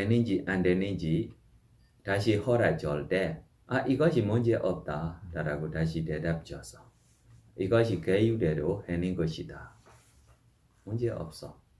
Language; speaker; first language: Korean; non-native, fluent; Burmese